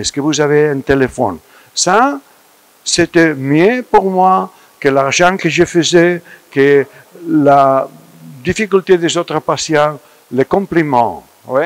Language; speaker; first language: French; non-native, fluent; Spanish